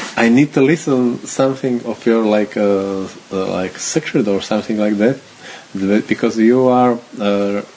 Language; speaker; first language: English; non-native, learner; Slovak